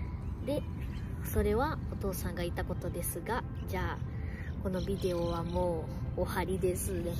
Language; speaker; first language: Japanese; early bilingual, other home language; Portuguese